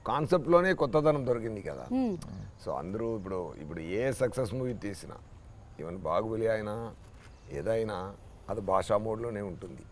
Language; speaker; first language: Telugu; non-native, learner; Tamil